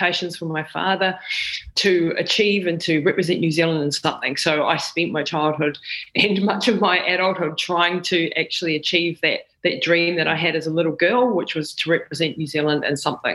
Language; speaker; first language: English; native; English